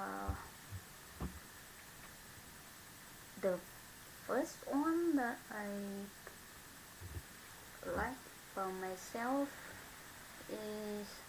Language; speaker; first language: English; non-native, learner; Vietnamese